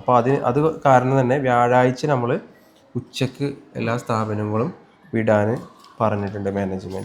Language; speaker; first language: Malayalam; native; Malayalam